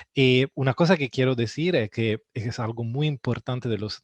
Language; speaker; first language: Spanish; non-native, fluent; Italian